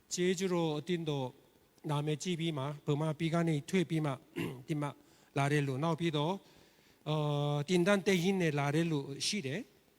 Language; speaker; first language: Burmese; non-native, learner; Korean